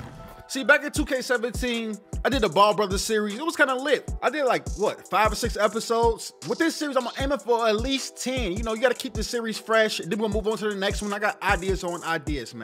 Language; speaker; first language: English; native; English